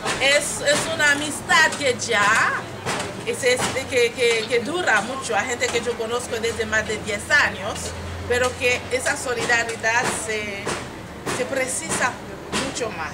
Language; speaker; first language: Spanish; non-native, fluent; Haitian Creole